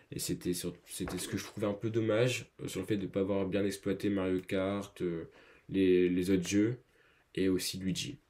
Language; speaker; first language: French; native; French